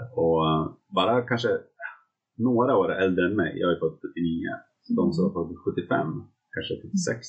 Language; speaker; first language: Swedish; native; Swedish